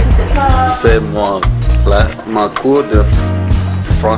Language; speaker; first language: French; non-native, learner; English